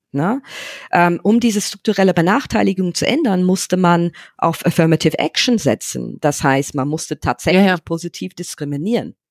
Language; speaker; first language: German; non-native, fluent; English